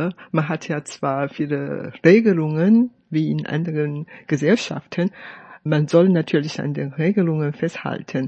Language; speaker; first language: German; non-native, fluent; Chinese